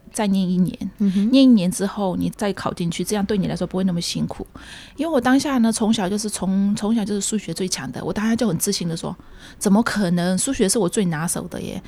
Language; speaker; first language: Chinese; early bilingual, heritage; Chinese